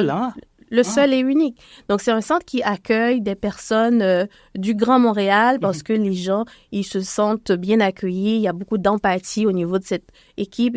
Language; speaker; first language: French; native; French